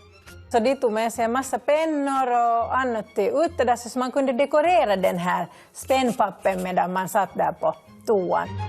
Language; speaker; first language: Swedish; native; Swedish